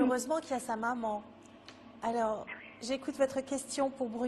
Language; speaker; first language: French; native; French